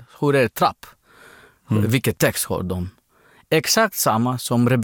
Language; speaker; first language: Swedish; non-native, fluent; Greek